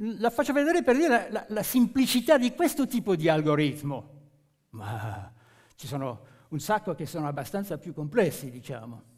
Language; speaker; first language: Italian; non-native, fluent; French